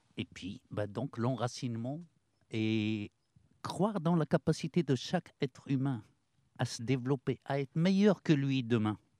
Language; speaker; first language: French; non-native, local second language; Arabic